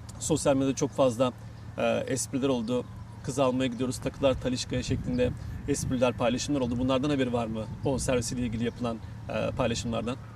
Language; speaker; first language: Turkish; native; Turkish